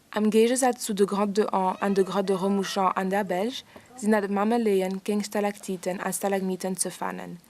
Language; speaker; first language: Luxembourgish; non-native, learner; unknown